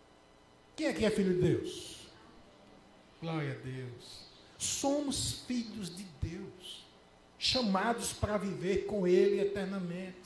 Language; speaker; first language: Portuguese; native; Portuguese